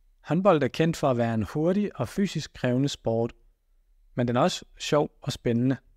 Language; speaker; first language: Danish; native; Danish